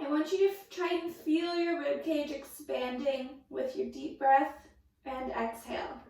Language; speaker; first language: English; native; English